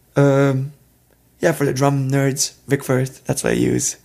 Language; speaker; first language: English; non-native, fluent; Serbian